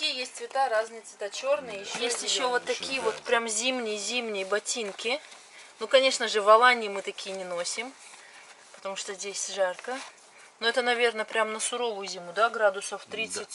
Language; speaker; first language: Russian; native; Russian